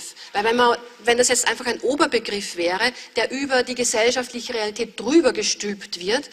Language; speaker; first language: German; native; German